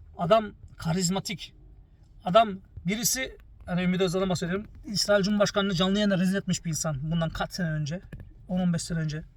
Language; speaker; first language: Turkish; early bilingual, heritage; Turkish